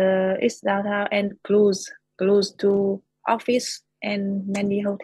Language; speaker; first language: English; non-native, learner; Vietnamese